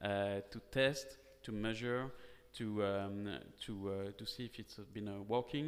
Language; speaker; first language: English; non-native, fluent; French